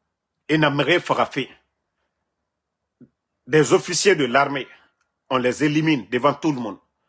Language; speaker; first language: French; non-native, local second language; Mandingo